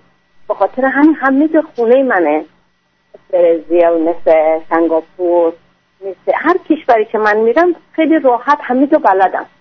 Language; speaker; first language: Persian; non-native, fluent; French